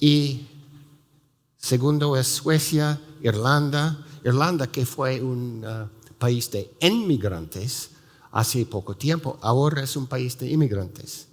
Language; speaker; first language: Spanish; non-native, fluent; English